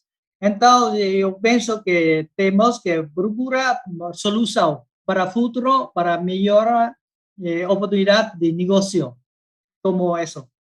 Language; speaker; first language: Spanish; non-native, learner; Vietnamese